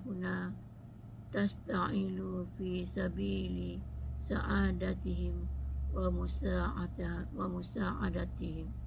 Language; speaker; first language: Arabic; non-native, learner; Malay